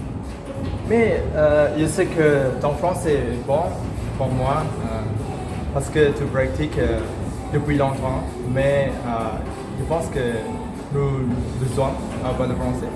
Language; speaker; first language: French; non-native, learner; Indonesian